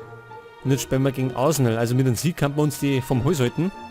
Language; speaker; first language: German; native; German